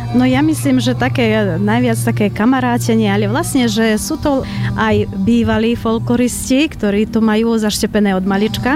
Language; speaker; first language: Slovak; early bilingual, heritage; Slovak